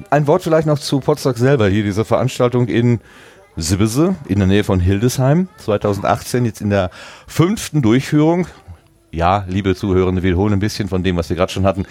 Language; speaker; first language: German; native; German